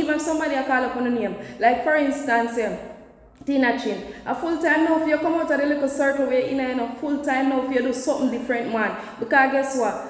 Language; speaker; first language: English; non-native, local second language; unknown